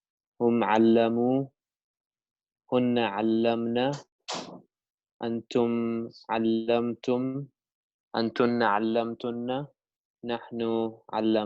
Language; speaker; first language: Arabic; non-native, learner; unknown